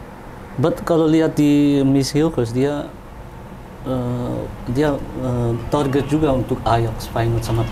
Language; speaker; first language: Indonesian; early bilingual, heritage; Dutch